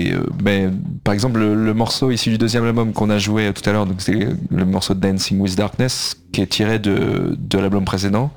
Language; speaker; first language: French; native; French